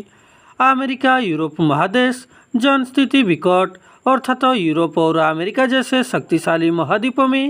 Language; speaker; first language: Hindi; non-native, local second language; Odia